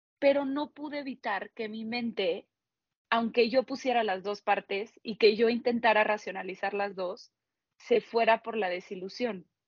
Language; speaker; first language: Spanish; native; Spanish